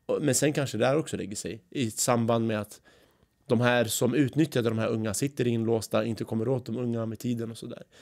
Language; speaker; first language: Swedish; early bilingual, other home language; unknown